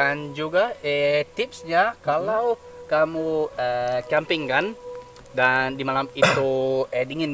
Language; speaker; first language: Indonesian; non-native, learner; English